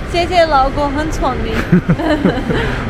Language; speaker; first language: Chinese; non-native, learner; Armenian